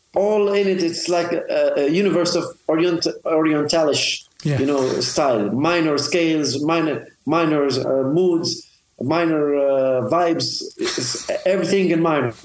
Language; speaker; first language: English; non-native, fluent; Arabic